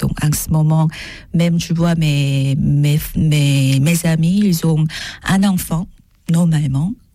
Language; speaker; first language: French; non-native, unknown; Korean